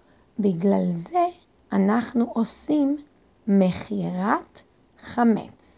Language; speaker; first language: Hebrew; non-native, learner; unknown